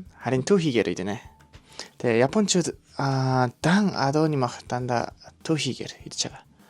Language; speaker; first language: Mongolian; non-native, learner; Japanese